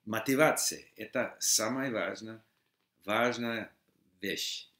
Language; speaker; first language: Russian; non-native, fluent; English